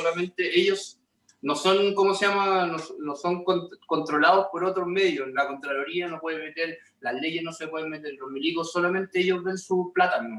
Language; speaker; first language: Spanish; native; Spanish